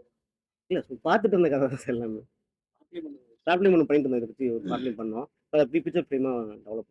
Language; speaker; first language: Tamil; native; Tamil